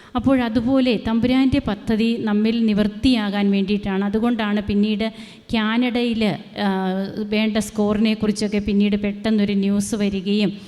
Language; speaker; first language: Malayalam; native; Malayalam